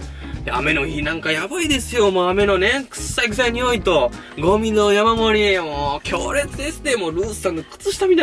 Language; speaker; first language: Japanese; native; Japanese